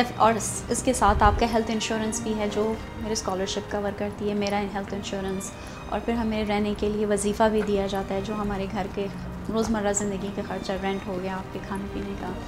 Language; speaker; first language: Urdu; non-native, local second language; Baluchi